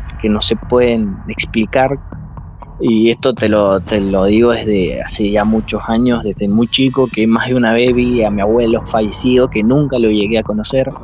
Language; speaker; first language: Spanish; native; Spanish